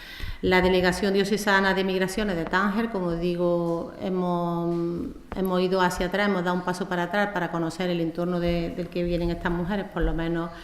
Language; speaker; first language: Spanish; native; Spanish